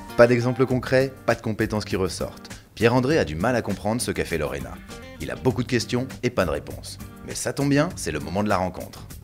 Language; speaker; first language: French; native; French